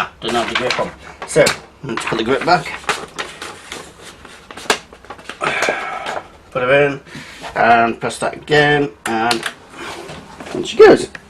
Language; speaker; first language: English; native; English